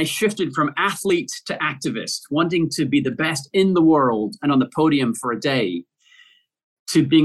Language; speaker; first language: English; native; English